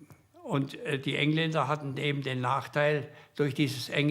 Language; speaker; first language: German; native; German